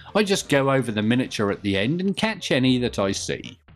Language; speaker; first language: English; native; English